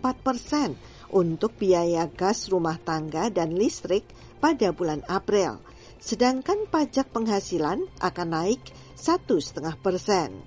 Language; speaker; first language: Indonesian; native; Indonesian